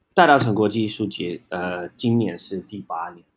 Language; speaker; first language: Chinese; non-native, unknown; English